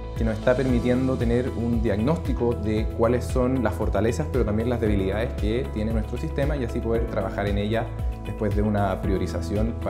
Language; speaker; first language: Spanish; native; Spanish